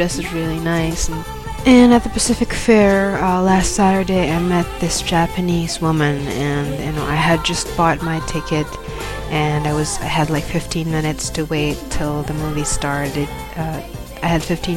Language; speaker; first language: English; non-native, local second language; Filipino